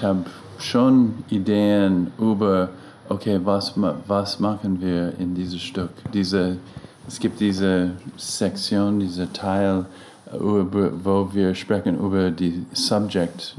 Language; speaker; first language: German; non-native, learner; English